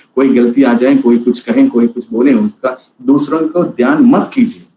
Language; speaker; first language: Hindi; non-native, local second language; Malayalam